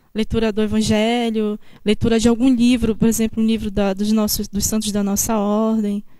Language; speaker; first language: Portuguese; native; Portuguese